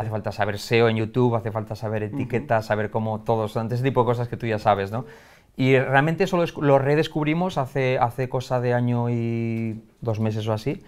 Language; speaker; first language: Spanish; native; Spanish